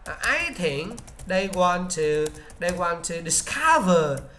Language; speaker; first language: English; non-native, learner; Vietnamese